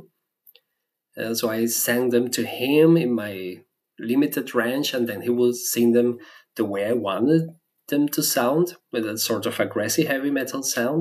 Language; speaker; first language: English; non-native, fluent; Spanish